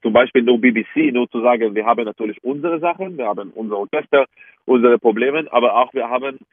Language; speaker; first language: German; non-native, fluent; Hebrew